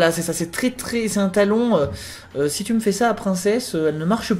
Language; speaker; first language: French; native; French